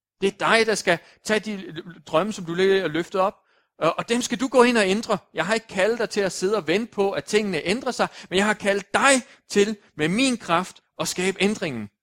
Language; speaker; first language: Danish; native; Danish